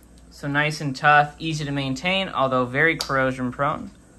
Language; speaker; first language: English; native; English